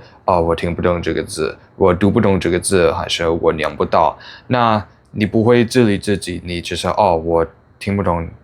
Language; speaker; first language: Chinese; non-native, fluent; English